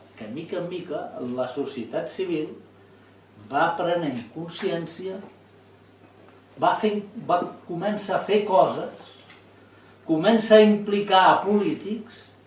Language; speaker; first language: Catalan; native; Catalan